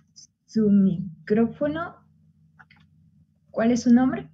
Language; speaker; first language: Spanish; native; Spanish